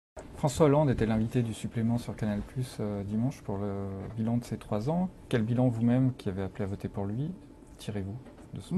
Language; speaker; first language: French; native; French